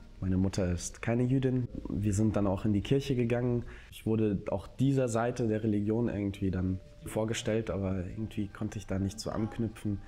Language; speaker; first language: German; early bilingual, other home language; Russian